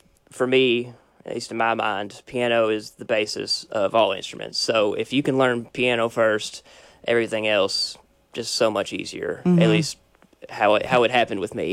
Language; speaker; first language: English; native; English